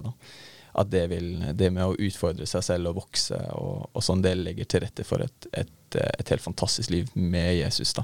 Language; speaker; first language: Norwegian; native; Norwegian